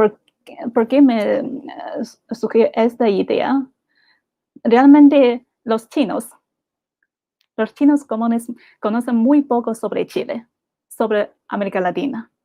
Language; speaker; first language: Spanish; non-native, fluent; Chinese